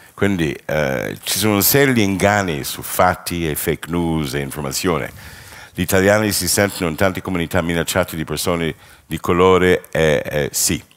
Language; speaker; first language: Italian; non-native, fluent; English